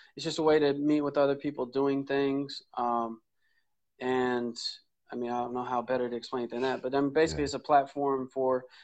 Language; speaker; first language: English; native; English